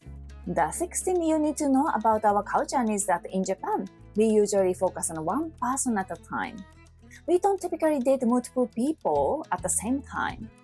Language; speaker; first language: English; non-native, fluent; Japanese